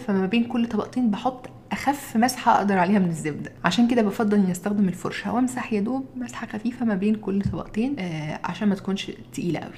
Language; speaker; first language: Arabic; native; Arabic